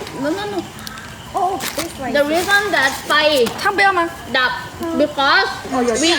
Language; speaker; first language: English; non-native, learner; Thai